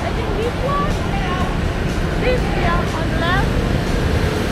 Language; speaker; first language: English; non-native, learner; Indonesian